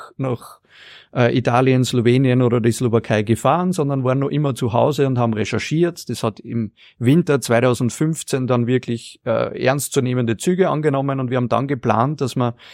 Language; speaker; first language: German; native; German